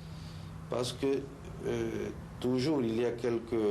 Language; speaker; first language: French; non-native, fluent; Spanish